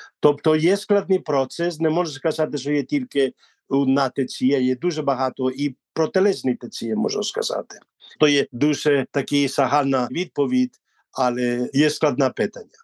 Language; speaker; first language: Ukrainian; non-native, learner; Spanish